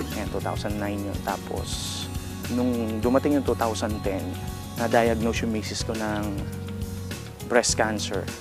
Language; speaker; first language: Filipino; non-native, local second language; Cebuano